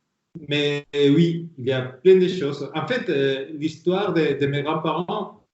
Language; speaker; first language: French; non-native, fluent; Spanish